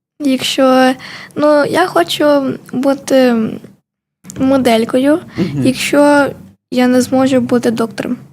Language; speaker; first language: Ukrainian; early bilingual, heritage; Ukrainian